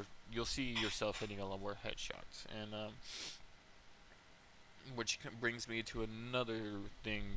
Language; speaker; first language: English; native; English